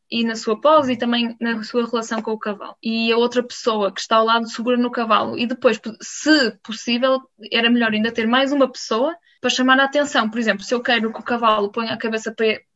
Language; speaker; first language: Portuguese; early bilingual, heritage; Portuguese